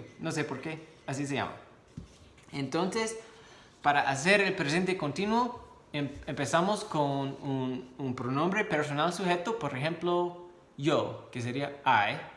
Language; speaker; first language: Spanish; non-native, fluent; English